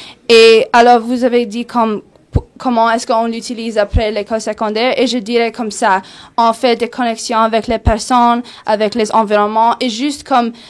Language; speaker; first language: French; non-native, local second language; English